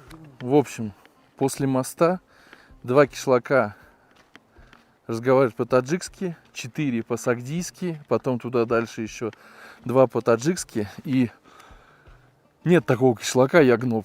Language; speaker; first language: Russian; native; Russian